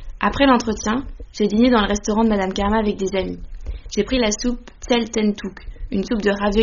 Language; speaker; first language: French; native; French